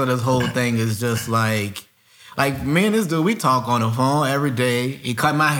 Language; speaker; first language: English; native; English